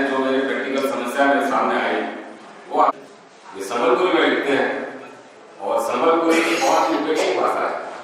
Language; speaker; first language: Hindi; non-native, local second language; Odia